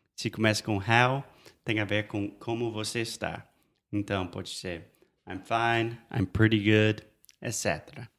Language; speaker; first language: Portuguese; non-native, fluent; English